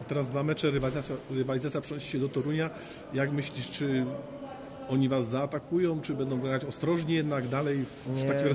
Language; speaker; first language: Polish; native; Polish